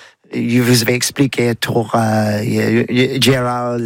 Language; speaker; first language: French; non-native, learner; English